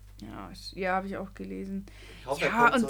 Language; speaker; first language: German; native; German